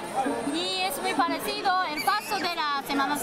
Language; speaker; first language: Spanish; non-native, learner; Japanese